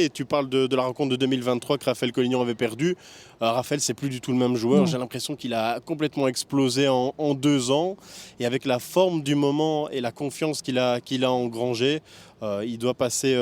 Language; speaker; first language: French; native; French